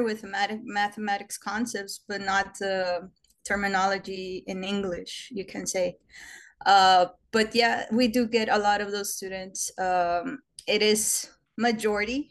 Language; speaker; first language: English; native; English